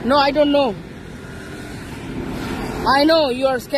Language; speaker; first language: English; non-native, learner; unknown